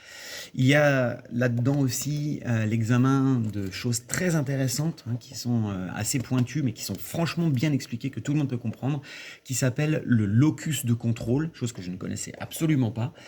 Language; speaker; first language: French; native; French